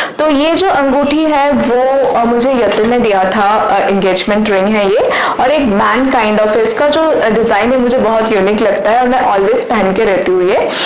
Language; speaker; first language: Hindi; non-native, local second language; Bangla